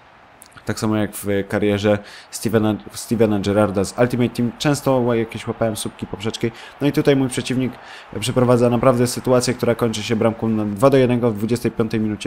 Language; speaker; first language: Polish; native; Polish